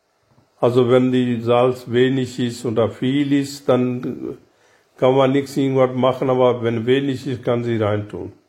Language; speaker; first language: German; non-native, learner; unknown